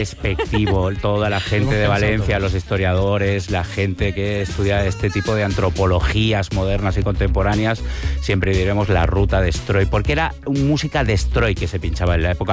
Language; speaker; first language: Spanish; native; Spanish